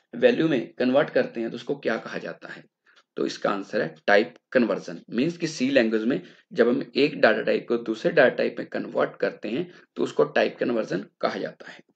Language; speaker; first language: Hindi; non-native, local second language; Punjabi